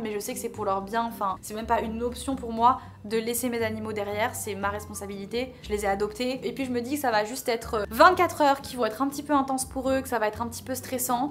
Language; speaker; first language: French; native; French